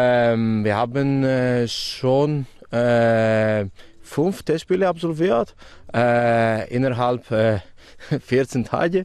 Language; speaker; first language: German; non-native, fluent; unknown